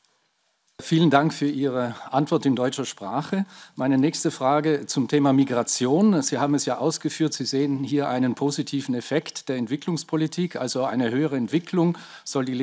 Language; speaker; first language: German; native; German